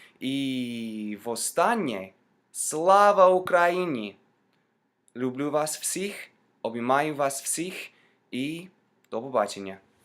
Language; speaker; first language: Ukrainian; non-native, fluent; English